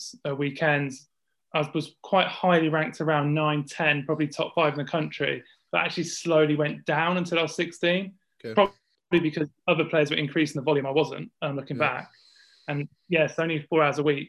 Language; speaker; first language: English; native; English